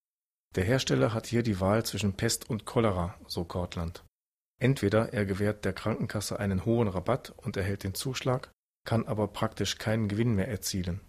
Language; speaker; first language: German; native; German